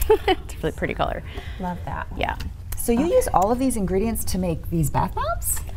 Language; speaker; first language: English; native; English